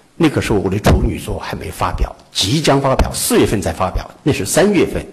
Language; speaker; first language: Chinese; native; Chinese